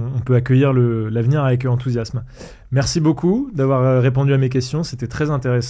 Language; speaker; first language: French; native; French